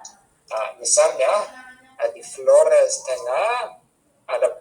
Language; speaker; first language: Indonesian; non-native, fluent; English